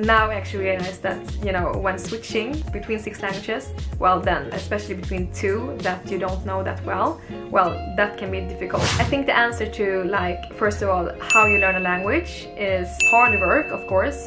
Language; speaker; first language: English; non-native, fluent; Swedish